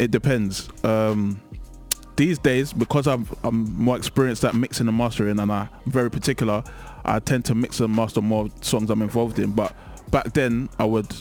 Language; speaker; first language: English; native; English